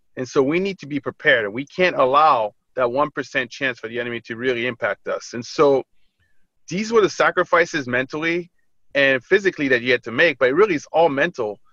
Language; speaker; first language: English; early bilingual, other home language; French